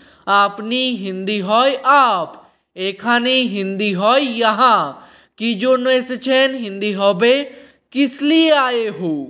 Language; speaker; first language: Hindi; non-native, fluent; Bangla